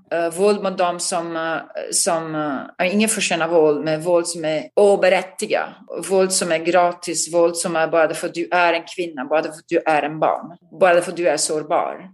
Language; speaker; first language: Swedish; non-native, fluent; Italian